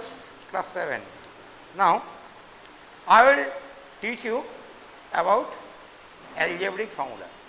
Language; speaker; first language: English; non-native, local second language; Bangla